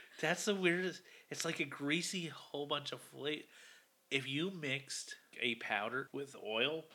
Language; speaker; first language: English; native; English